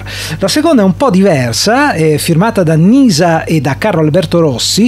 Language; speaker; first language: Italian; native; Italian